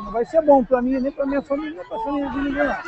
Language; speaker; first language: Portuguese; native; Portuguese